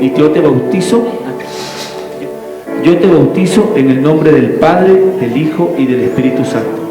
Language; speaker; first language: Spanish; native; Spanish